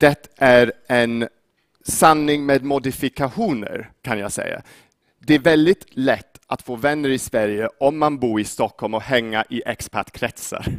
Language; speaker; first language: Swedish; non-native, fluent; English